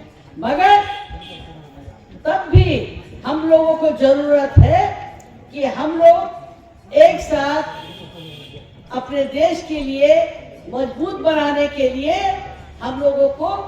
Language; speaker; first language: Hindi; non-native, local second language; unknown